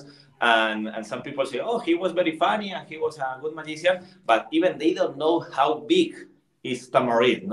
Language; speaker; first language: English; non-native, learner; Spanish